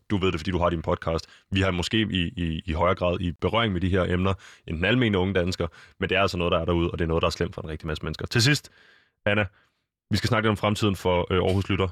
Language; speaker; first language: Danish; native; Danish